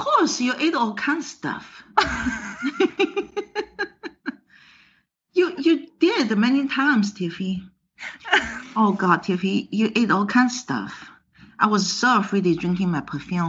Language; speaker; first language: English; non-native, fluent; Chinese